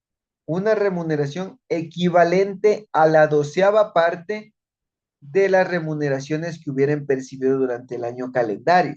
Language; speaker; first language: Spanish; native; Spanish